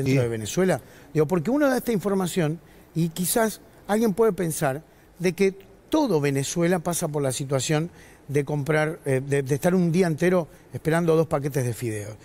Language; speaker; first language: Spanish; native; Spanish